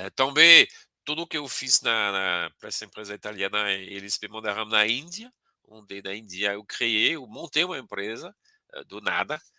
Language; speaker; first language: Portuguese; non-native, fluent; French